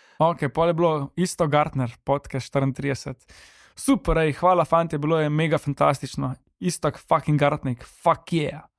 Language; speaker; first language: Slovenian; non-native, local second language; Serbian